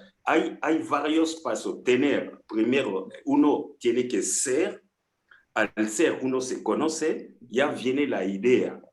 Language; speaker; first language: Spanish; non-native, fluent; French